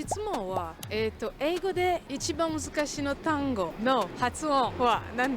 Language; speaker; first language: Japanese; non-native, learner; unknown